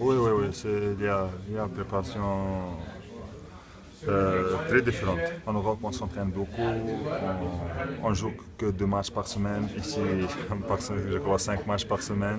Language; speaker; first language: French; non-native, local second language; Arabic